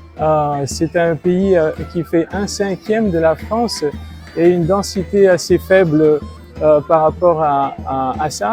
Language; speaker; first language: French; non-native, fluent; Bulgarian